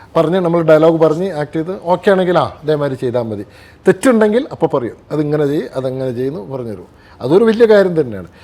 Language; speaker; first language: Malayalam; native; Malayalam